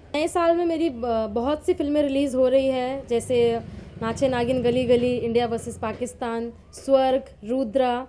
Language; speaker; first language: Hindi; native; Hindi